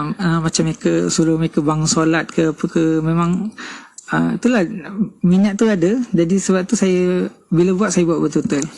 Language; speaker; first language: Malay; non-native, local second language; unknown